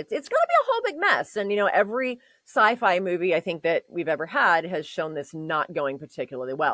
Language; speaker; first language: English; native; English